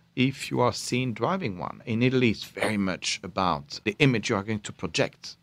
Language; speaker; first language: English; non-native, fluent; French